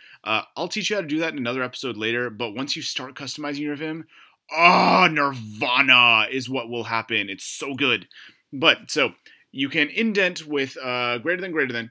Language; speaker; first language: English; native; English